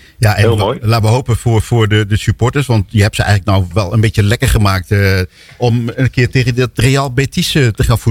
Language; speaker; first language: Dutch; native; Dutch